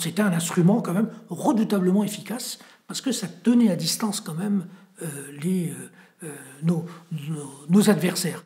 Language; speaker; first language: French; native; French